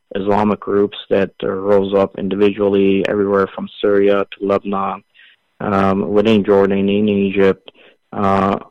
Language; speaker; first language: English; early bilingual, other home language; Assyrian Neo-Aramaic